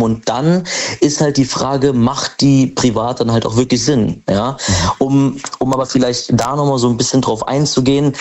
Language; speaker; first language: German; native; German